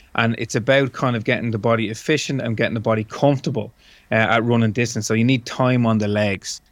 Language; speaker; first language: English; native; English